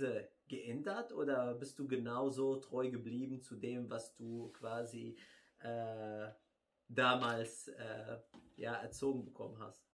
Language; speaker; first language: German; non-native, fluent; Arabic